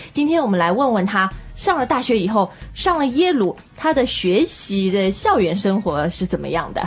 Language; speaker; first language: Chinese; native; Chinese